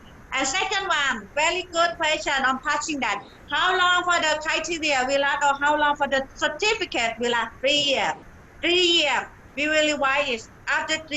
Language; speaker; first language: English; non-native, fluent; Thai